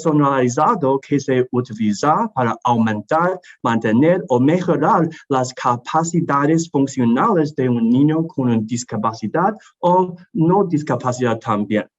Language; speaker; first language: Spanish; non-native, learner; English